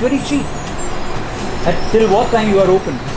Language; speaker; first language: English; non-native, local second language; Hindi